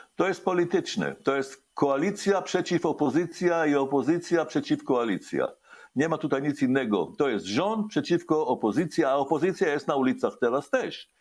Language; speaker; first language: Polish; early bilingual, heritage; Hebrew